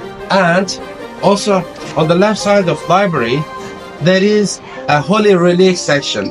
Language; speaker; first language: English; non-native, fluent; Turkish